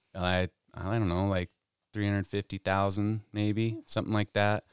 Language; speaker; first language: English; native; English